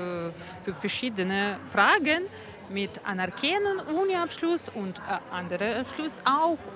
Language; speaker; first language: German; non-native, learner; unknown